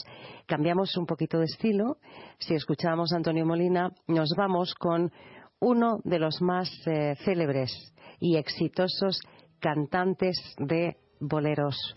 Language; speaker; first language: Spanish; native; Spanish